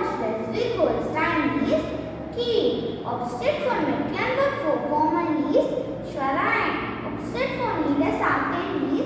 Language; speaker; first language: German; non-native, learner; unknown